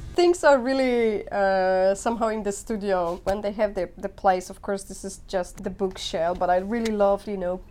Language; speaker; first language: English; non-native, fluent; Polish